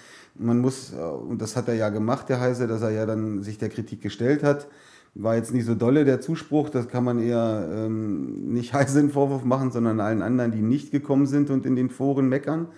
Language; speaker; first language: German; native; German